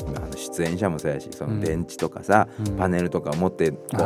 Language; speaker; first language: Japanese; native; Japanese